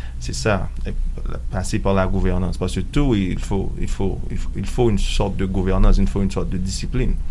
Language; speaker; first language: French; non-native, local second language; Haitian Creole